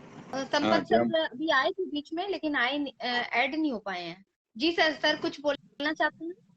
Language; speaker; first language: Hindi; native; Hindi